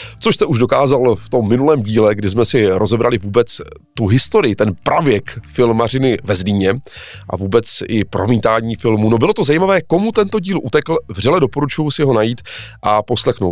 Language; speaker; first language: Czech; native; Czech